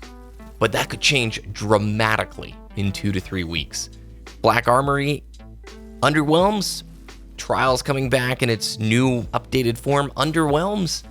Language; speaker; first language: English; native; English